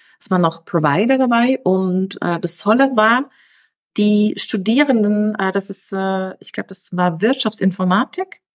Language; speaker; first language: German; early bilingual, other home language; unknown